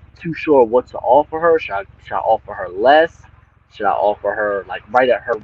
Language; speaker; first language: English; native; English